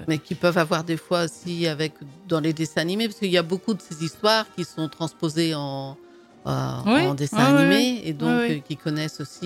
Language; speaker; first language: French; native; French